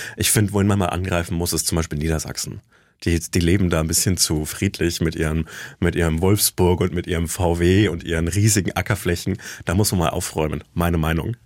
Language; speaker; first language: German; native; German